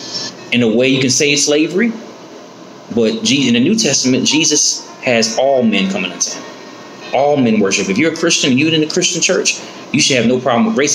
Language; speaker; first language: English; native; English